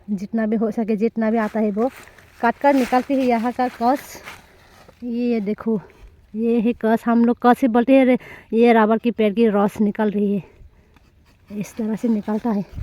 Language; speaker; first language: Hindi; non-native, local second language; Kok Borok